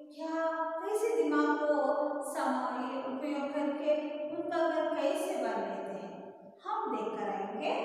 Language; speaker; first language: Hindi; non-native, local second language; Kannada